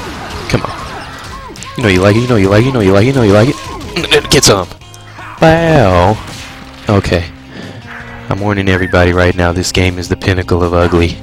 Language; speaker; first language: English; native; English